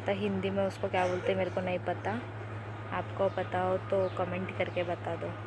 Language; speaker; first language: Hindi; non-native, local second language; Marathi